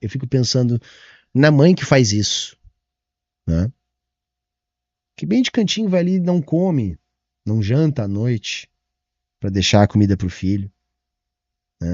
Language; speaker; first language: Portuguese; native; Portuguese